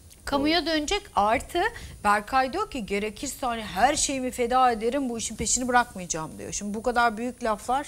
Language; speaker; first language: Turkish; native; Turkish